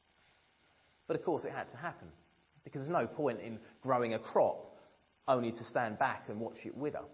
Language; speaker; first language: English; native; English